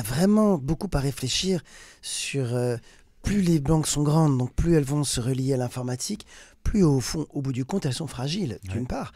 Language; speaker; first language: French; native; French